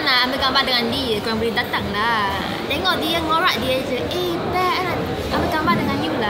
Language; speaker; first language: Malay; non-native, local second language; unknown